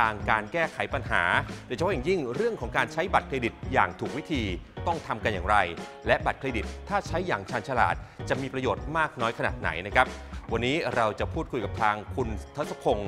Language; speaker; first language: Thai; native; Thai